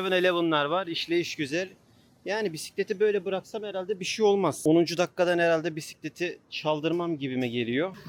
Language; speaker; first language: Turkish; native; Turkish